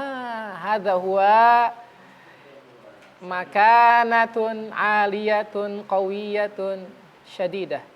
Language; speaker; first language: Arabic; non-native, fluent; Indonesian